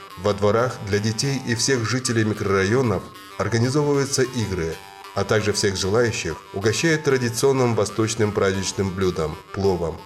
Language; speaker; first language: Russian; non-native, local second language; Kyrgyz